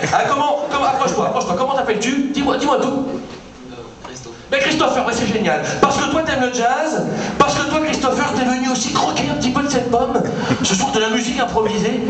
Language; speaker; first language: French; native; French